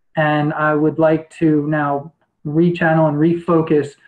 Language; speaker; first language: English; native; English